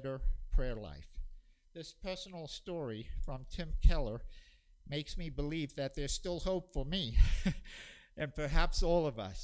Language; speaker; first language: English; native; English